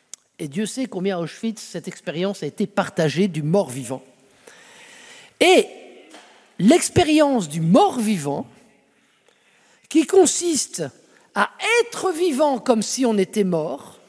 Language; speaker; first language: French; native; French